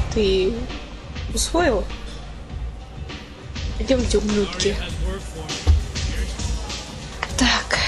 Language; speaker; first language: Russian; native; Russian